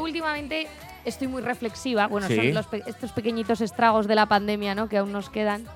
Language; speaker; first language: Spanish; native; Spanish